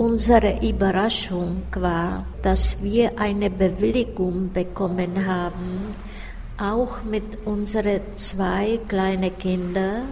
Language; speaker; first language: German; non-native, fluent; Czech